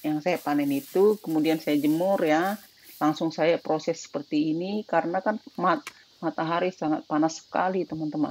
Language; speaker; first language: Indonesian; native; Indonesian